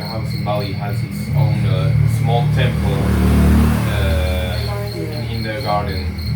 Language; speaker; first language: English; non-native, fluent; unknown